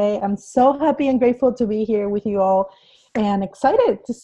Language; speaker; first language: English; non-native, fluent; Spanish